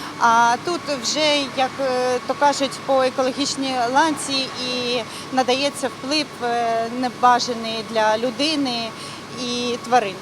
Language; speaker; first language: Ukrainian; non-native, local second language; Russian